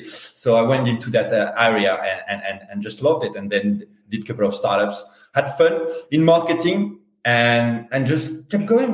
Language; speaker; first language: English; non-native, fluent; French